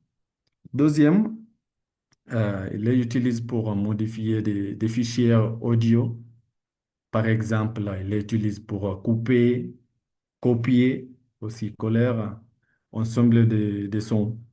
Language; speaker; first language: French; non-native, learner; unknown